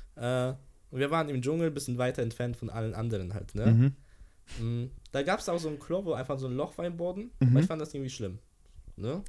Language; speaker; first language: German; early bilingual, other home language; Polish